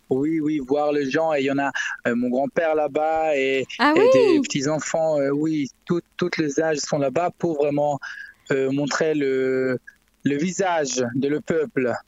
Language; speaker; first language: French; non-native, learner; Hebrew